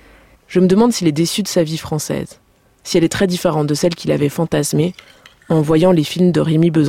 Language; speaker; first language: French; native; French